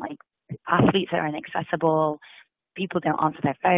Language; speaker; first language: English; native; English